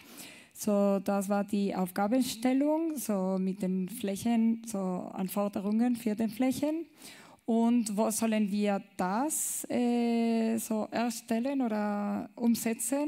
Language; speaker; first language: German; non-native, learner; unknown